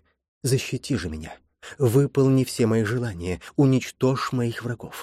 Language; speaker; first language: Russian; native; Russian